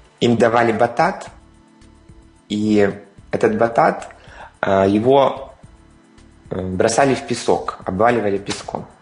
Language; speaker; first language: Russian; native; Russian